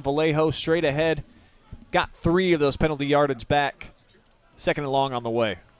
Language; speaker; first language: English; native; English